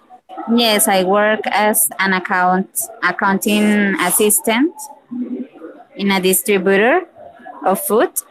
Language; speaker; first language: English; non-native, learner; Spanish